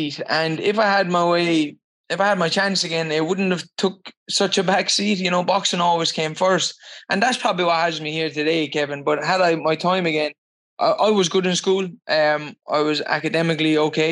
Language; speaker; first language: English; native; English